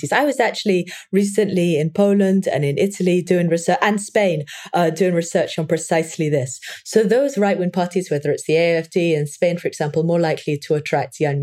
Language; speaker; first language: English; native; English